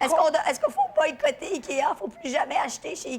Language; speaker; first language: French; native; French